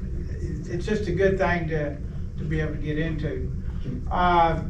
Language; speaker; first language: English; native; English